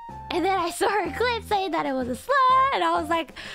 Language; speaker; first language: English; native; English